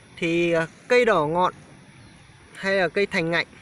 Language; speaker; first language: Vietnamese; native; Vietnamese